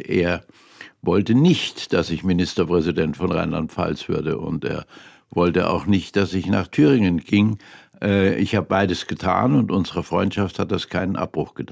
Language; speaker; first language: German; native; German